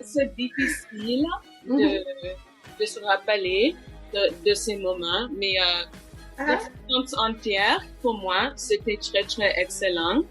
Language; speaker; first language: French; non-native, local second language; English